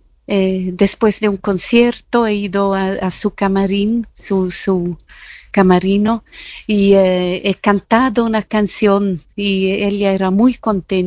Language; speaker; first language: Spanish; non-native, fluent; Italian